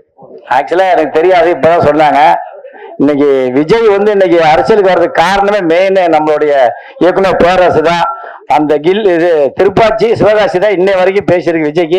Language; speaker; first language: Tamil; native; Tamil